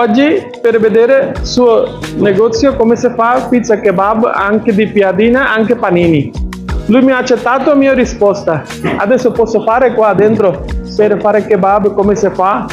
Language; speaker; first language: Italian; non-native, learner; Bangla